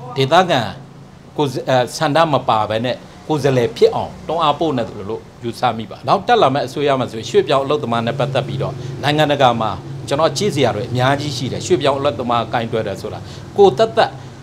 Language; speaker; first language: Burmese; non-native, local second language; Mon